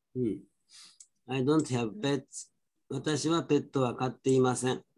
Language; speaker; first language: Japanese; native; Japanese